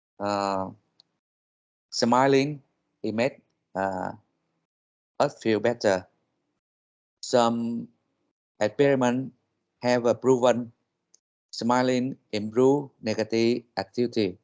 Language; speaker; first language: English; non-native, learner; Vietnamese